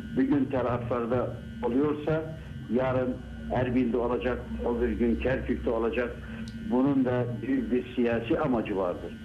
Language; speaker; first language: Turkish; native; Turkish